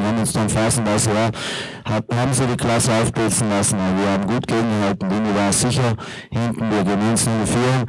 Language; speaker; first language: German; native; German